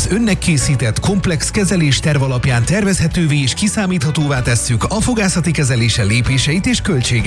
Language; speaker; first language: Hungarian; native; Hungarian